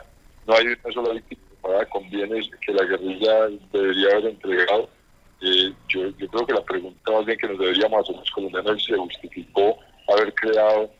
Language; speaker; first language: Spanish; native; Spanish